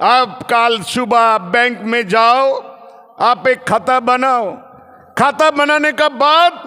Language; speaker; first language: Hindi; non-native, local second language; Bangla